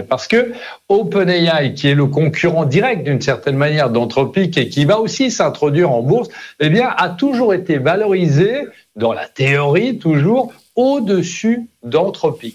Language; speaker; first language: French; native; French